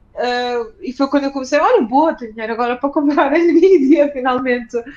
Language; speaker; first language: Portuguese; early bilingual, other home language; Ukrainian